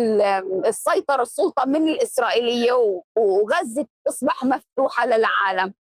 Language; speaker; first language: Arabic; early bilingual, heritage; Arabic